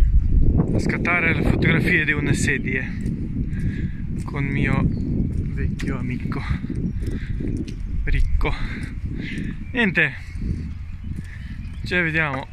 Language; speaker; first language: Italian; non-native, learner; Slovenian